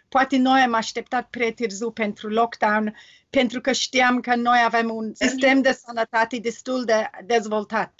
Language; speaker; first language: Romanian; non-native, learner; English